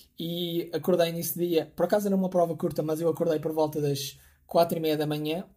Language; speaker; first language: Portuguese; native; Portuguese